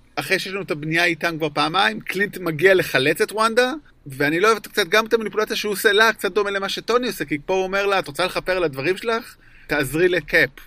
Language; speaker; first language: Hebrew; native; Hebrew